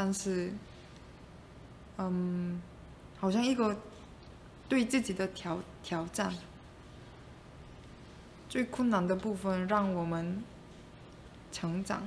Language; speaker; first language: Chinese; non-native, learner; Korean